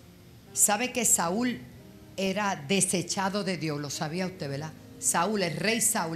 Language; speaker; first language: Spanish; native; Spanish